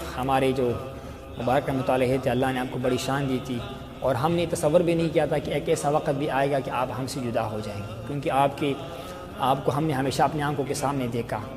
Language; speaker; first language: Urdu; non-native, local second language; Pashto